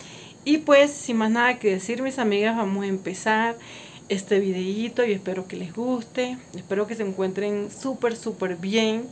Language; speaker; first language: Spanish; native; Spanish